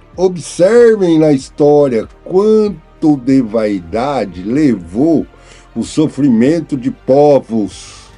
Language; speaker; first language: Portuguese; native; Portuguese